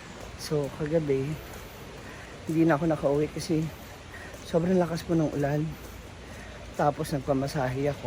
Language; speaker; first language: Filipino; non-native, local second language; Cebuano